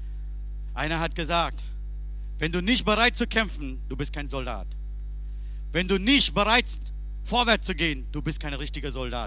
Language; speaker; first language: German; non-native, learner; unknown